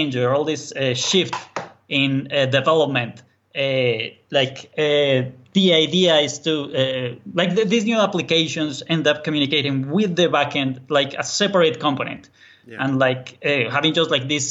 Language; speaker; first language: English; non-native, fluent; Spanish